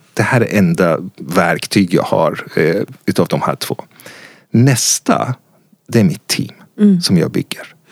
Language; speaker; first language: Swedish; non-native, fluent; Persian